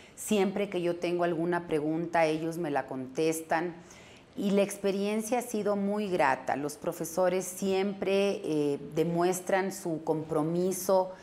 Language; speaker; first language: Spanish; native; Spanish